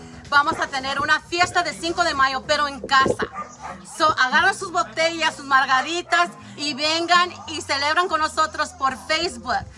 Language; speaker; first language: Spanish; early bilingual, heritage; Spanish